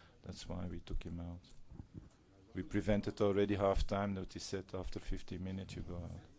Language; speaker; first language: English; non-native, fluent; Dutch